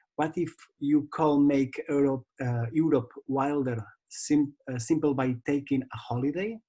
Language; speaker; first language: English; non-native, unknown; Catalan